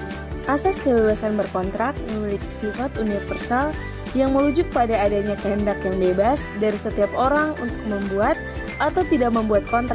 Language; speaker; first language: Indonesian; native; Indonesian